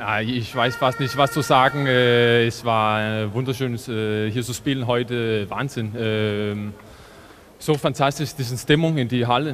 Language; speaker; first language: German; non-native, learner; Danish